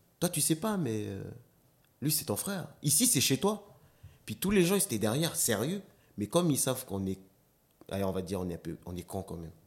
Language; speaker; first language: French; non-native, local second language; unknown